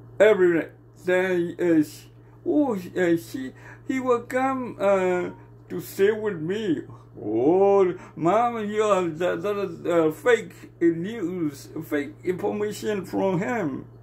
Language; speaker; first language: English; non-native, learner; Burmese